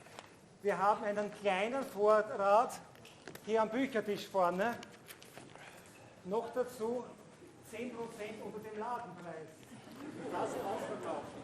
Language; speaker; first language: German; native; German